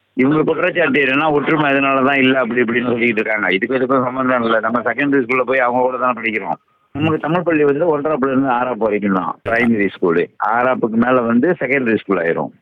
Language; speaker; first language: Tamil; native; Tamil